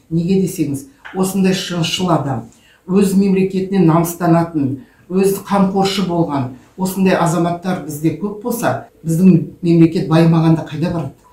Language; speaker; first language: Kazakh; non-native, local second language; Russian